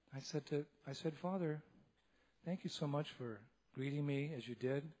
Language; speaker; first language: English; native; English